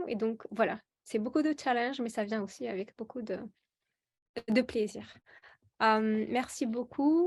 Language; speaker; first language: French; non-native, local second language; Arabic